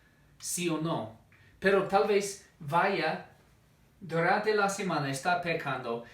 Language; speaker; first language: Spanish; non-native, fluent; English